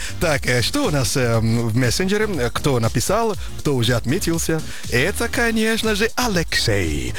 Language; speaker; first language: Russian; non-native, fluent; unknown